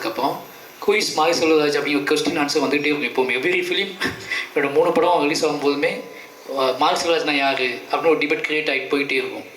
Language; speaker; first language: Tamil; native; Tamil